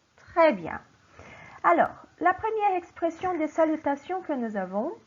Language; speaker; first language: French; non-native, fluent; Portuguese